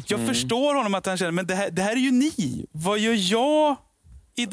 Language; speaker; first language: Swedish; native; Swedish